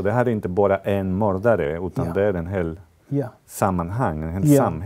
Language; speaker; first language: Swedish; non-native, fluent; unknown